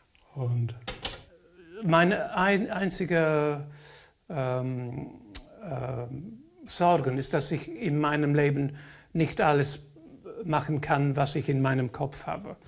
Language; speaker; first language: German; non-native, fluent; English